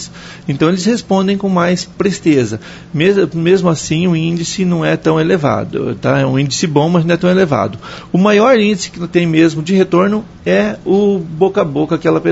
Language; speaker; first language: Portuguese; native; Portuguese